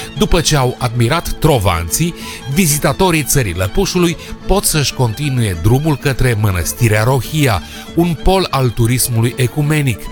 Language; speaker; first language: Romanian; native; Romanian